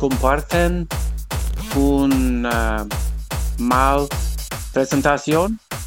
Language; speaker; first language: Spanish; non-native, learner; English